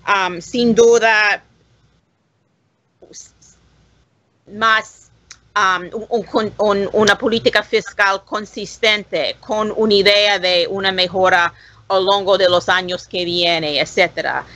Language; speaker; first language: Spanish; non-native, learner; English